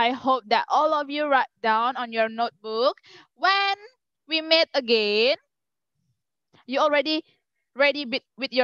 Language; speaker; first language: English; non-native, learner; Indonesian